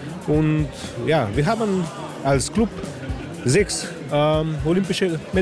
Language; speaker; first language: German; non-native, learner; Slovenian